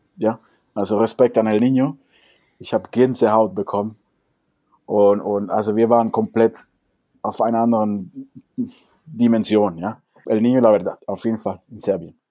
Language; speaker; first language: German; non-native, fluent; Spanish